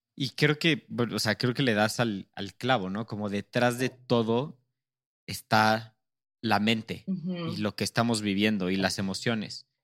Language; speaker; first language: Spanish; native; Spanish